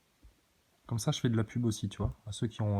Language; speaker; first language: French; native; French